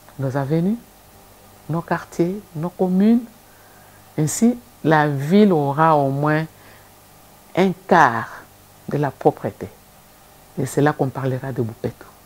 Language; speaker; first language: French; non-native, local second language; Lingala